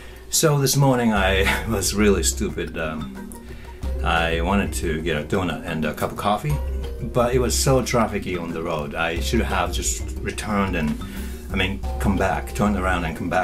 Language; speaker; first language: English; non-native, fluent; Japanese